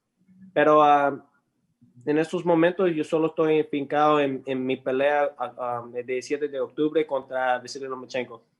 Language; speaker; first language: Spanish; early bilingual, heritage; English